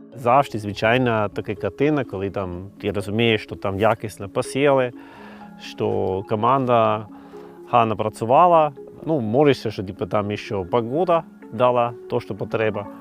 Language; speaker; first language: Ukrainian; non-native, learner; German